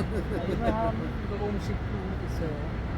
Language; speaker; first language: Korean; non-native, learner; Bangla